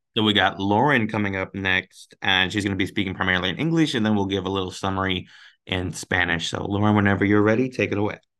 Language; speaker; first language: English; early bilingual, other home language; Spanish